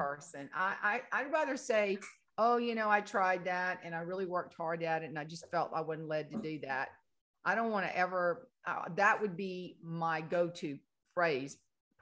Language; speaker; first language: English; native; English